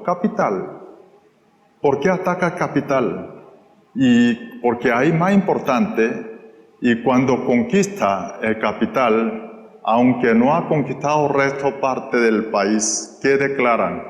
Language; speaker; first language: Spanish; non-native, fluent; Korean